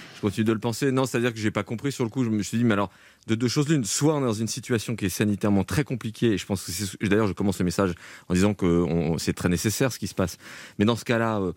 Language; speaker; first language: French; native; French